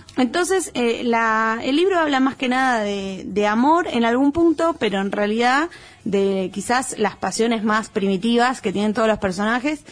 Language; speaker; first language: Spanish; native; Spanish